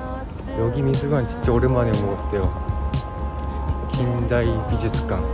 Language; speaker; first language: Korean; non-native, learner; Japanese